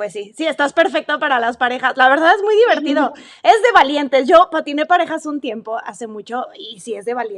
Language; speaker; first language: Spanish; native; Spanish